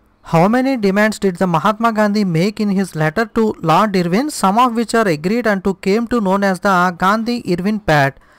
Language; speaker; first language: English; non-native, local second language; Telugu